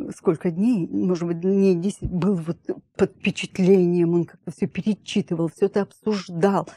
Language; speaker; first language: Russian; native; Russian